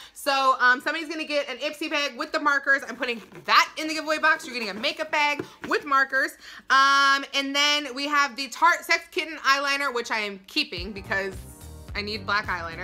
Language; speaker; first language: English; native; English